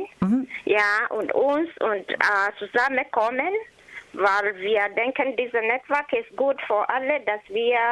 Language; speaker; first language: German; non-native, learner; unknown